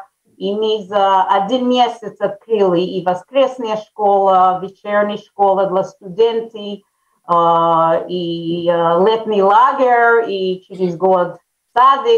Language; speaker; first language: Russian; early bilingual, heritage; Russian